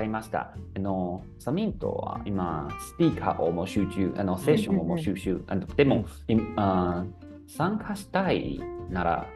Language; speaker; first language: Japanese; non-native, learner; Chinese